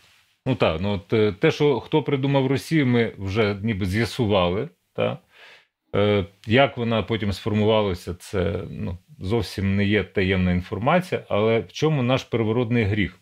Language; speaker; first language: Ukrainian; native; Ukrainian